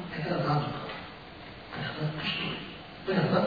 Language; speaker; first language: Russian; non-native, learner; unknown